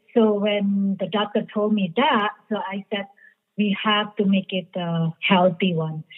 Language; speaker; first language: English; non-native, fluent; Indonesian